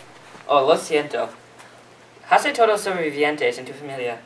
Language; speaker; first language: Spanish; non-native, learner; English